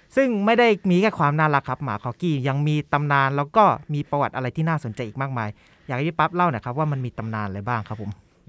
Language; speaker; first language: Thai; native; Thai